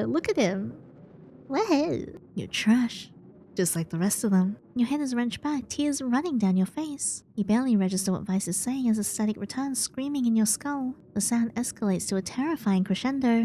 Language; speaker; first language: English; native; English